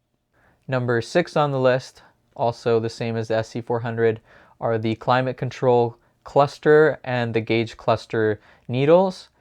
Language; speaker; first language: English; native; English